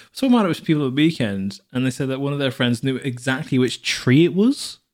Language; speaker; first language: English; native; English